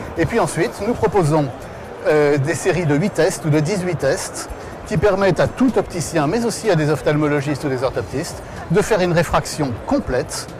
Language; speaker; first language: French; native; French